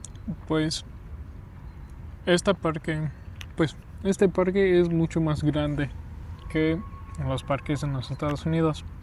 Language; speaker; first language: Spanish; non-native, fluent; English